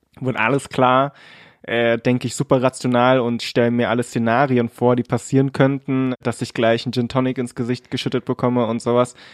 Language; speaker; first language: German; early bilingual, other home language; Vietnamese